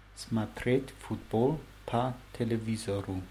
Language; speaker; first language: Russian; non-native, learner; German